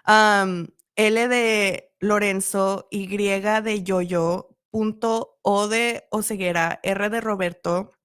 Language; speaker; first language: Spanish; early bilingual, heritage; Spanish